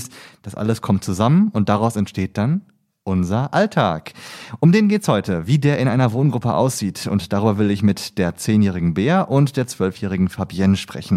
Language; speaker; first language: German; native; German